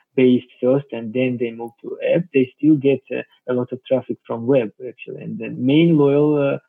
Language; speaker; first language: English; non-native, fluent; Georgian